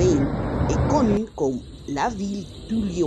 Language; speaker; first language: French; non-native, learner; Spanish